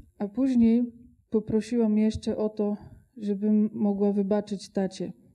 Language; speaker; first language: Polish; non-native, fluent; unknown